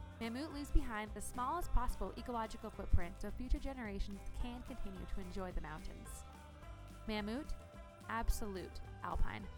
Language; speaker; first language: English; native; English